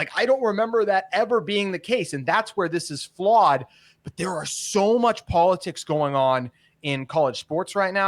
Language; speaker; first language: English; native; English